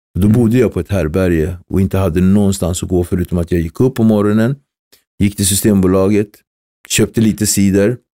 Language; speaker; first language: Swedish; early bilingual, other home language; Kabuverdianu